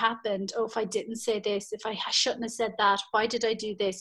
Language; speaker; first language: English; native; English